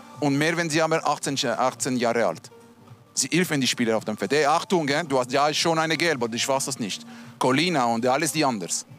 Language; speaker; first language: German; non-native, local second language; Italian